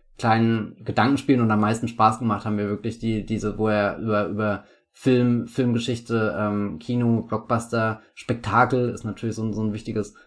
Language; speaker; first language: German; native; German